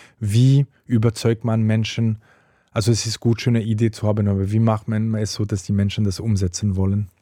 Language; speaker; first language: German; non-native, local second language; French